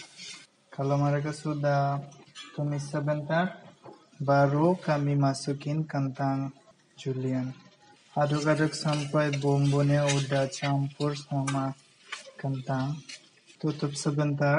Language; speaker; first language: Indonesian; non-native, fluent; Bangla